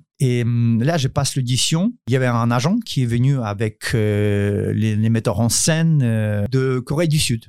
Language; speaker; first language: French; non-native, fluent; Ukrainian